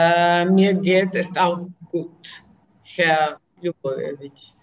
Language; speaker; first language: German; non-native, learner; Serbian